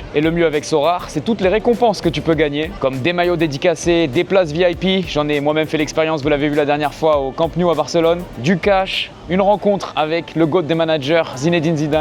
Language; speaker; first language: French; native; French